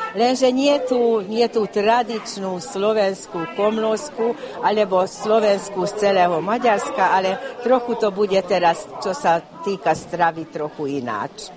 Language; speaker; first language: Slovak; non-native, local second language; Hungarian